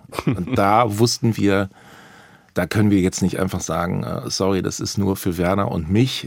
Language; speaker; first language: German; native; German